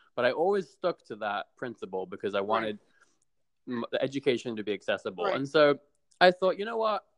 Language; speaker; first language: English; native; English